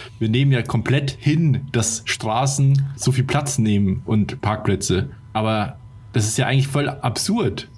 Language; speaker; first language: German; early bilingual, other home language; Polish